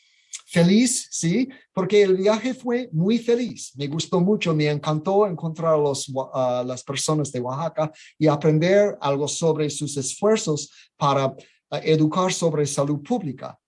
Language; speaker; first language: Spanish; non-native, fluent; English